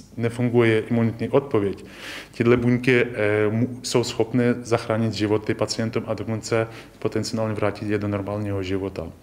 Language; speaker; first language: Czech; non-native, fluent; Ukrainian